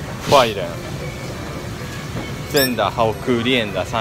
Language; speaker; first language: Chinese; non-native, learner; Japanese